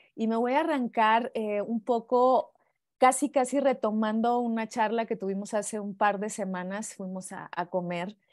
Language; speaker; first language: Spanish; native; Spanish